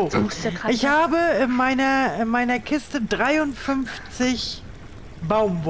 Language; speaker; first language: German; native; German